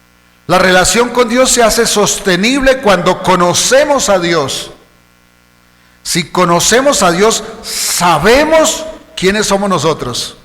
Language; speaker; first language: Spanish; native; Spanish